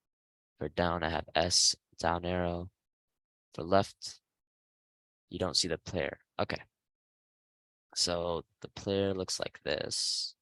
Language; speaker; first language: English; native; English